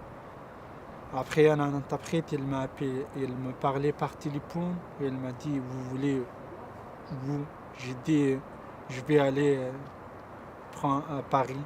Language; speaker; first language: French; non-native, learner; Pashto